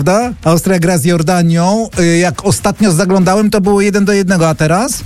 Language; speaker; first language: Polish; native; Polish